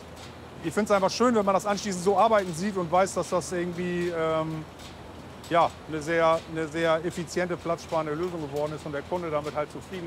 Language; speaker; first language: German; native; German